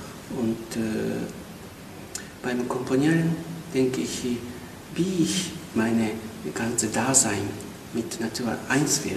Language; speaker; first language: German; non-native, fluent; Japanese